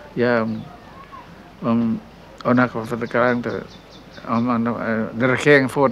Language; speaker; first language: Dutch; non-native, local second language; Minangkabau